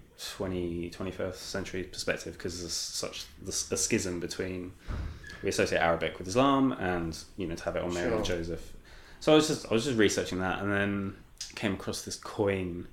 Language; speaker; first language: English; native; English